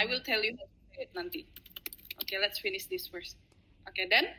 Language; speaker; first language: English; non-native, fluent; Indonesian